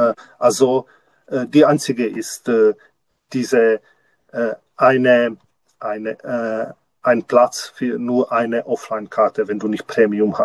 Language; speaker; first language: German; non-native, learner; Czech